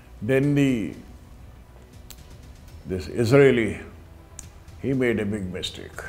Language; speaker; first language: English; non-native, local second language; Urdu